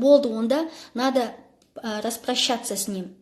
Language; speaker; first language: Russian; non-native, local second language; Kazakh